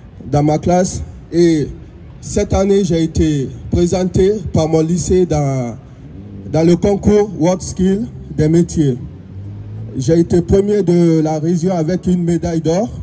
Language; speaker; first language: French; non-native, fluent; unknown